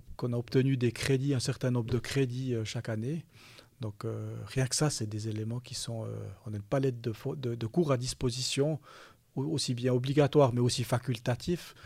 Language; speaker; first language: French; native; French